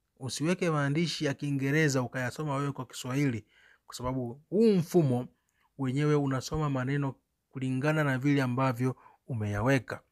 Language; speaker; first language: Swahili; native; Swahili